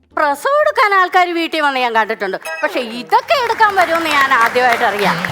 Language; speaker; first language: Malayalam; native; Malayalam